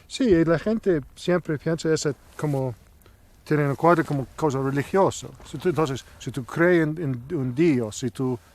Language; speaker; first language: Spanish; non-native, learner; English